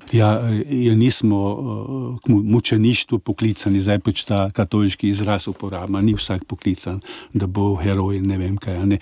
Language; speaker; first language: Slovenian; native; Slovenian